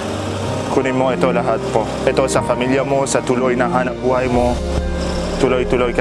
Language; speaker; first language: Filipino; non-native, learner; Arabic